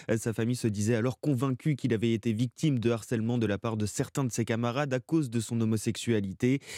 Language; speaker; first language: French; native; French